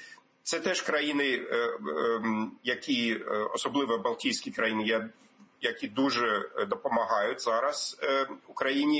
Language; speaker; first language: Ukrainian; non-native, fluent; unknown